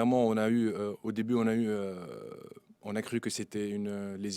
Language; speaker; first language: French; non-native, local second language; Arabic